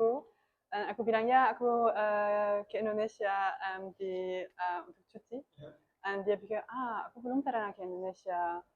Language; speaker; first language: Indonesian; non-native, learner; German